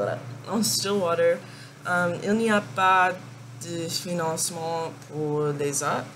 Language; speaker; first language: French; non-native, learner; English